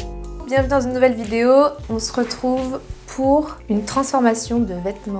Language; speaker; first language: French; native; French